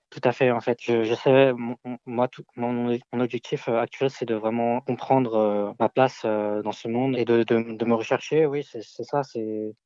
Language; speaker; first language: French; native; French